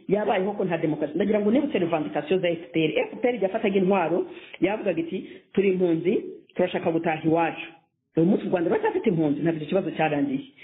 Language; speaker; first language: Kinyarwanda; native; Kinyarwanda